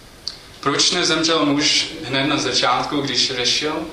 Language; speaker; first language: Czech; non-native, fluent; English